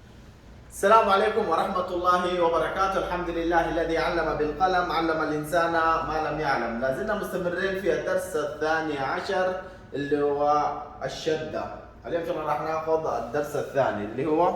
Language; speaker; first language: Arabic; non-native, local second language; Somali